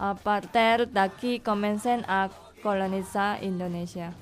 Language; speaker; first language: Catalan; non-native, learner; Indonesian